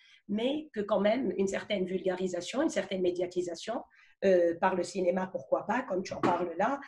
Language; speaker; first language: French; non-native, local second language; Arabic